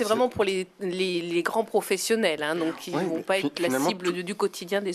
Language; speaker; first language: French; native; French